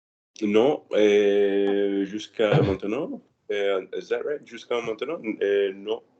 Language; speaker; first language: French; non-native, learner; Spanish